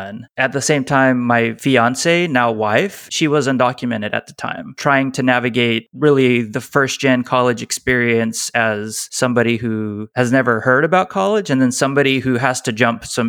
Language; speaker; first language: English; native; English